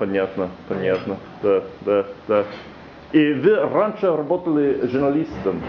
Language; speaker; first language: Russian; non-native, learner; English